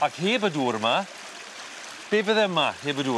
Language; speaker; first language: Welsh; native; Welsh